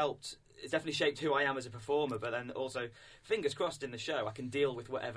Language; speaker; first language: English; native; English